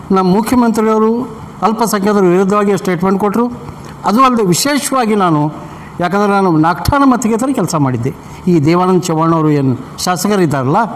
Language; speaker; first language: Kannada; non-native, local second language; Urdu